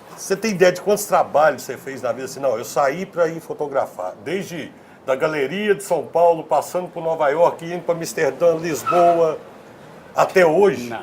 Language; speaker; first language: Portuguese; native; Portuguese